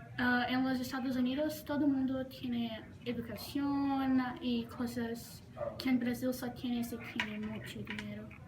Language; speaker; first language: Spanish; non-native, learner; Portuguese